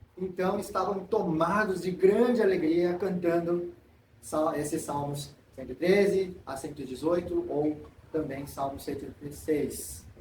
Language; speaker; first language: Portuguese; non-native, fluent; Korean